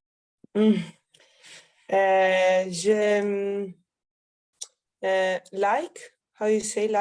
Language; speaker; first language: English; non-native, fluent; Italian